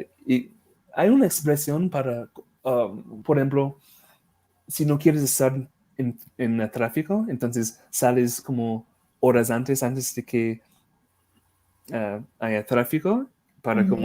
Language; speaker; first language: Spanish; non-native, fluent; English